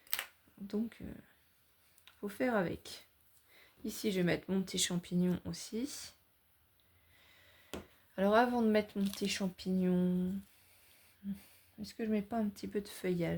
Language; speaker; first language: French; native; French